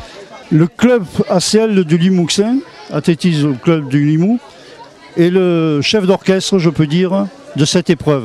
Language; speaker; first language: French; native; French